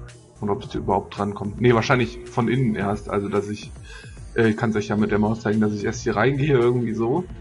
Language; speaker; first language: German; native; German